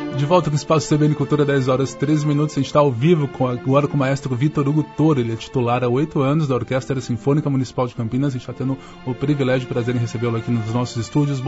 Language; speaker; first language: Portuguese; native; Portuguese